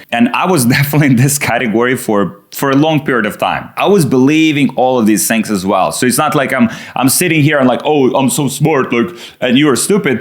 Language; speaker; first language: English; non-native, fluent; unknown